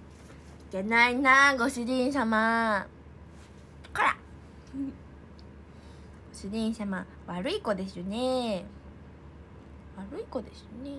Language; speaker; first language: Japanese; native; Japanese